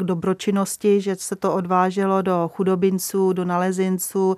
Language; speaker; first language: Czech; native; Czech